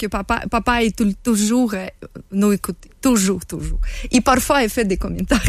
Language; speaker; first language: French; non-native, learner; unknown